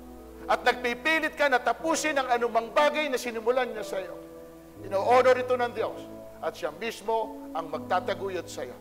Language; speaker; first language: Filipino; native; Filipino